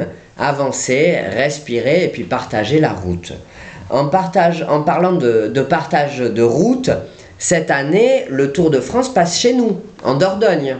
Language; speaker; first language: French; native; French